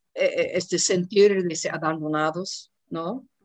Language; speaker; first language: Spanish; non-native, fluent; English